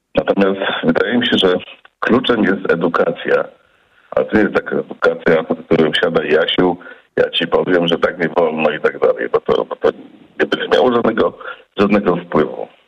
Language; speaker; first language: Polish; native; Polish